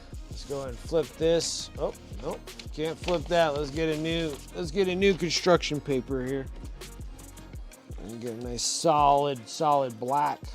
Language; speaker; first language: English; native; English